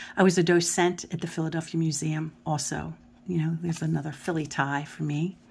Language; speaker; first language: English; native; English